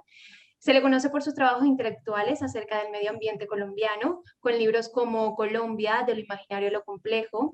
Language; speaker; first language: Spanish; native; Spanish